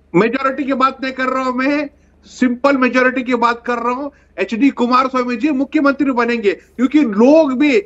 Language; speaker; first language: Hindi; non-native, local second language; Kannada